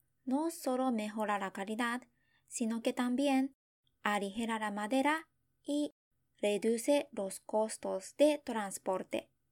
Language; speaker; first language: Spanish; non-native, fluent; Japanese